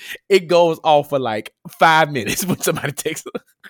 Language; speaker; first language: English; native; English